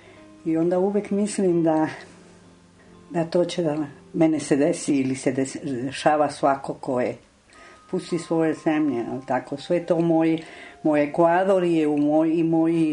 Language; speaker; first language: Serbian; non-native, fluent; Spanish